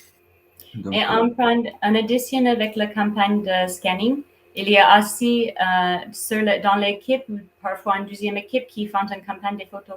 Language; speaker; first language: French; non-native, fluent; English